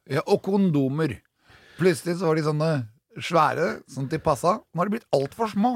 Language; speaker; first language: Norwegian; native; Norwegian